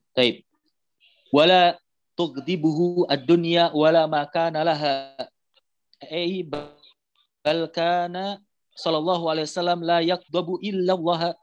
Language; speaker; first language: Arabic; non-native, fluent; Indonesian